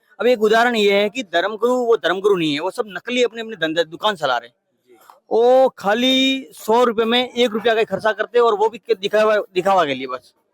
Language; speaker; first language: Hindi; native; Hindi